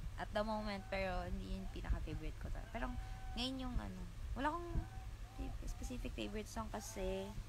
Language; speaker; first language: Filipino; native; Filipino